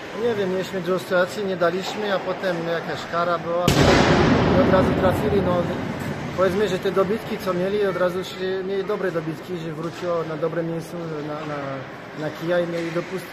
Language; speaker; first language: Polish; early bilingual, heritage; French